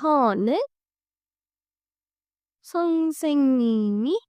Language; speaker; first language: Korean; non-native, learner; Hindi